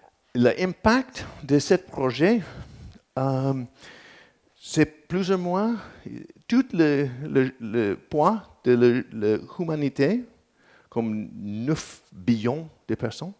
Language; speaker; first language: French; non-native, learner; English